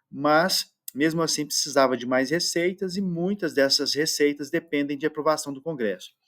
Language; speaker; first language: Portuguese; native; Portuguese